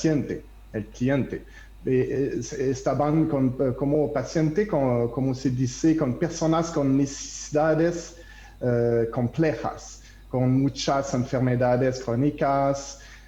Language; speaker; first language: Spanish; non-native, learner; French